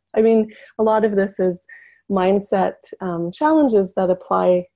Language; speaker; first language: English; native; English